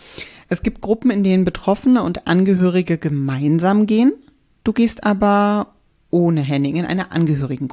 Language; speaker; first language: German; native; German